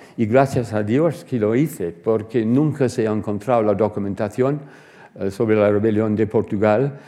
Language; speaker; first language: Spanish; non-native, fluent; English